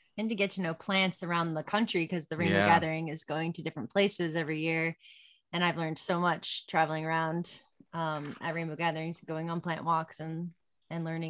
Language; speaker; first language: English; native; English